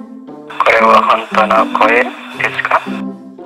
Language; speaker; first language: Japanese; non-native, learner; Indonesian